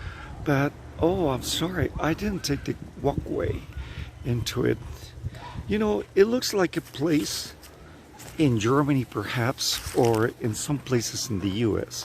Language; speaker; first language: English; non-native, fluent; Spanish